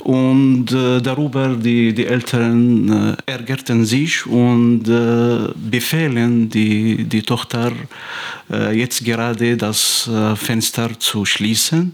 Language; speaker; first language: German; non-native, fluent; Arabic